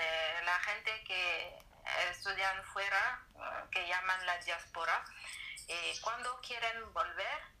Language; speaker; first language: Spanish; non-native, learner; French